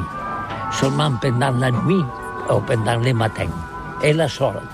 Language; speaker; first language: French; non-native, learner; Catalan